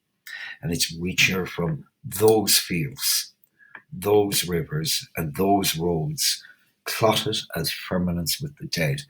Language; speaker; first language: English; native; English